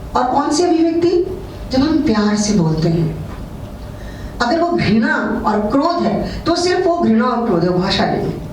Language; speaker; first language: Hindi; non-native, local second language; Bangla